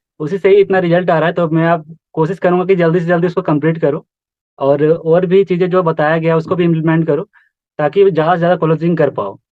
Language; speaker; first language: Hindi; native; Hindi